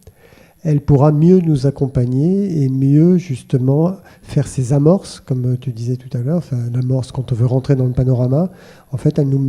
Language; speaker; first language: French; native; French